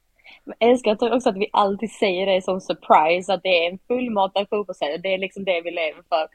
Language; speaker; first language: Swedish; native; Swedish